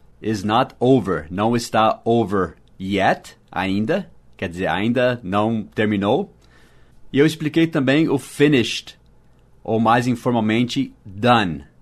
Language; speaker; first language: Portuguese; non-native, fluent; English